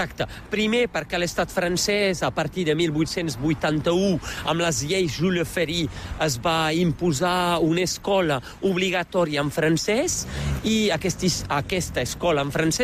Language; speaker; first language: Catalan; native; Catalan